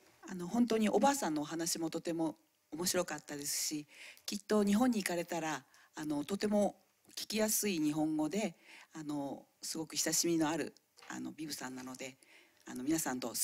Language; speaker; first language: Japanese; native; Japanese